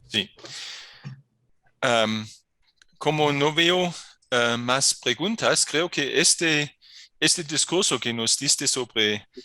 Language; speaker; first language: Spanish; non-native, fluent; German